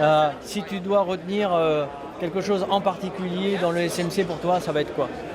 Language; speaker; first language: French; native; French